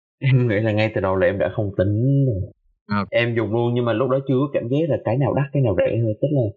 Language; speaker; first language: Vietnamese; native; Vietnamese